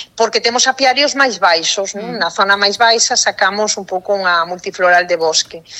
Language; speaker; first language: Galician; native; Galician